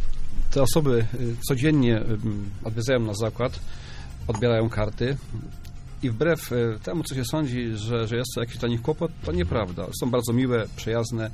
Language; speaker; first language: Polish; native; Polish